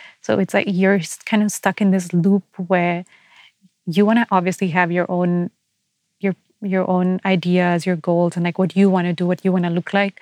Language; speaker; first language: English; native; English